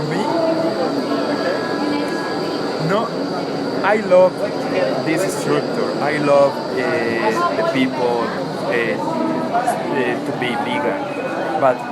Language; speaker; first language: English; non-native, learner; Spanish